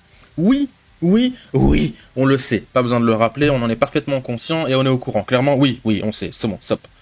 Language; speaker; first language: French; native; French